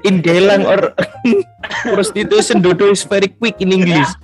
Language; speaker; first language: English; non-native, learner; Indonesian